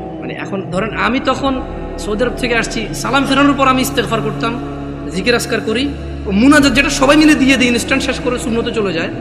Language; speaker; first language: Bangla; early bilingual, heritage; Bangla